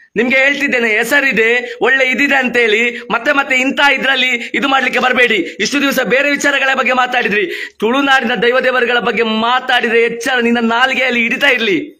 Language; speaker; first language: Kannada; non-native, local second language; Tulu